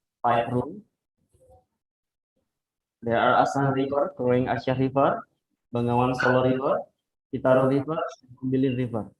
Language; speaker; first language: English; non-native, fluent; Indonesian